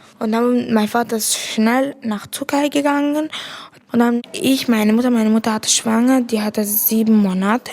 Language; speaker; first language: German; early bilingual, other home language; Kurdish